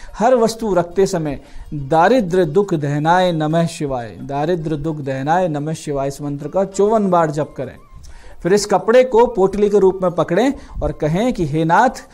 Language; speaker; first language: Hindi; native; Hindi